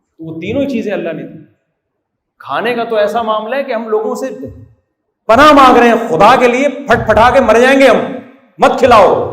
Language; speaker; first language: Urdu; native; Urdu